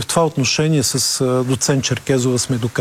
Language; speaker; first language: Bulgarian; native; Bulgarian